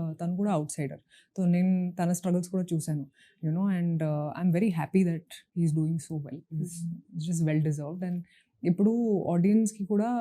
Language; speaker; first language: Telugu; non-native, local second language; Hindi